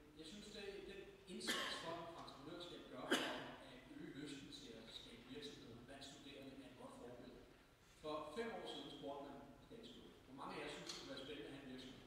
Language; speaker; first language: Danish; native; Danish